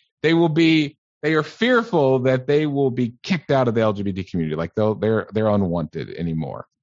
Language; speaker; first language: English; native; English